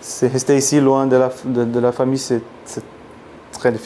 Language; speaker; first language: French; non-native, learner; Portuguese